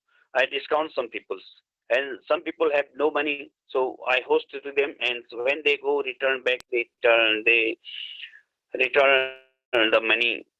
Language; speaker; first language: English; non-native, learner; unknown